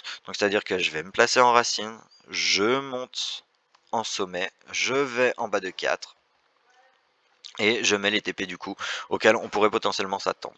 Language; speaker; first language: French; native; French